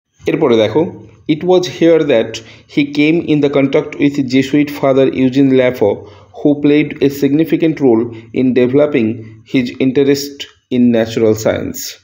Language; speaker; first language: English; non-native, local second language; Bangla